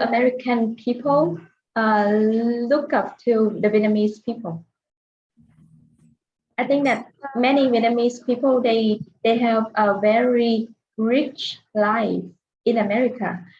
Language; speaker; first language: English; non-native, fluent; Vietnamese